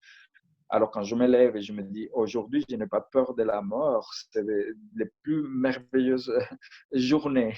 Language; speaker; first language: French; non-native, fluent; Spanish